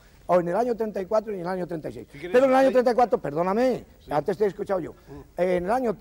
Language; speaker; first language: Spanish; native; Spanish